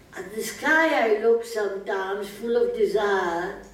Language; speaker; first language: English; non-native, fluent; Greek